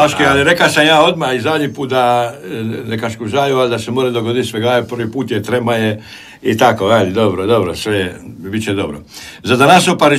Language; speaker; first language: Croatian; native; Croatian